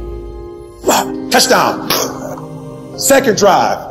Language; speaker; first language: English; native; English